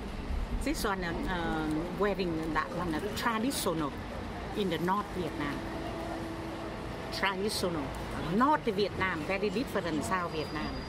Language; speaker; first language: English; non-native, learner; Vietnamese